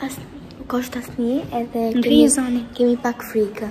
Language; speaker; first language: Albanian; early bilingual, heritage; Albanian